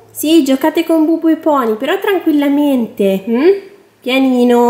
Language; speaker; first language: Italian; native; Italian